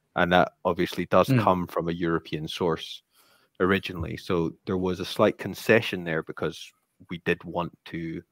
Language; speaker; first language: English; native; English